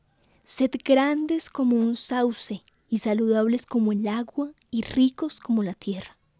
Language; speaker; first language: Spanish; native; Spanish